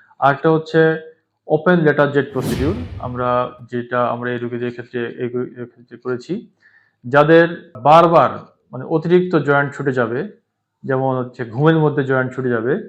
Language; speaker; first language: Bangla; native; Bangla